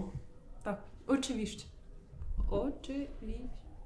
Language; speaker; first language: Polish; non-native, learner; Russian